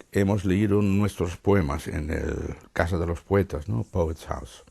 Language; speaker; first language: Spanish; non-native, fluent; Dutch